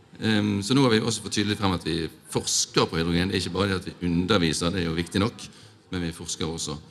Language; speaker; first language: Norwegian; native; Norwegian